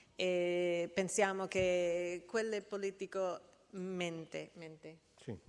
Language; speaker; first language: Italian; non-native, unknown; English